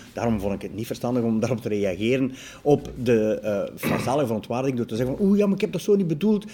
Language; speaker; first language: Dutch; native; Dutch